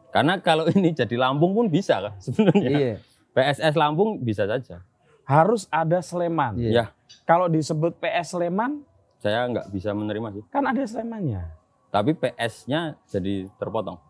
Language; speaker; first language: Indonesian; native; Indonesian